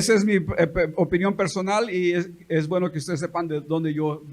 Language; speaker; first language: Spanish; native; Spanish